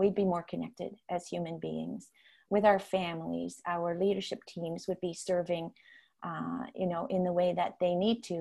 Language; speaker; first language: English; non-native, fluent; Dutch